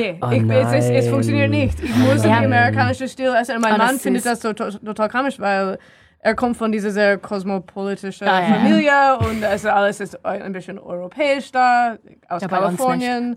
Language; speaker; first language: German; non-native, learner; English